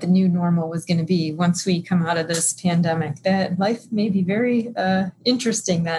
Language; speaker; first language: English; native; English